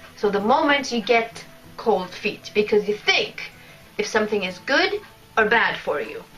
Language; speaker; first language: English; non-native, fluent; Polish